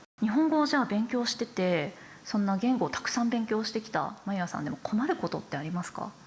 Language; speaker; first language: Japanese; native; Japanese